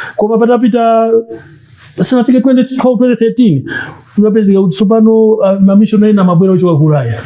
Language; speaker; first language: Nyanja; non-native, local second language; Tumbuka